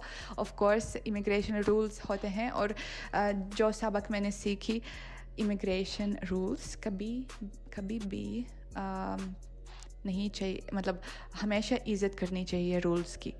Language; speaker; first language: Hindi; non-native, fluent; Russian